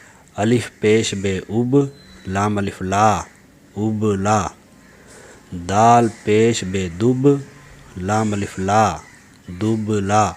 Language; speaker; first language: Urdu; native; Urdu